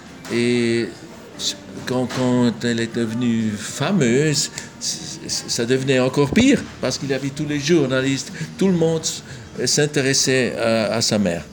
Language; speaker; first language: French; non-native, local second language; German